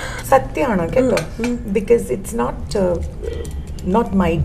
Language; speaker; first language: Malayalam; non-native, local second language; English